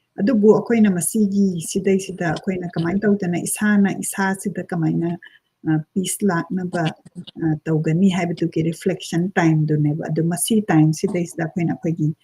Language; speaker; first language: Manipuri; native; Manipuri